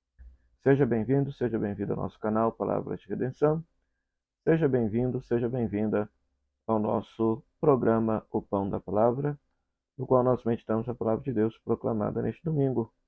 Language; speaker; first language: Portuguese; native; Portuguese